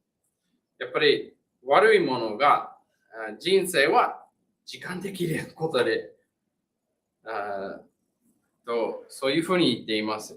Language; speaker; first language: Japanese; non-native, fluent; English